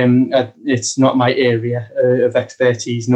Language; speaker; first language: English; native; English